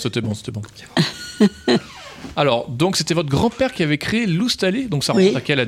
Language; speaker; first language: French; native; French